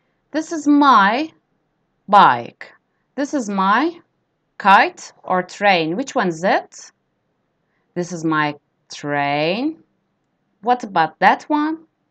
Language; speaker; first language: English; non-native, fluent; Turkish